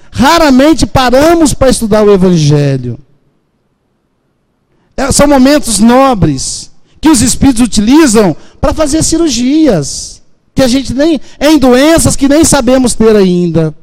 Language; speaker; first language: Portuguese; native; Portuguese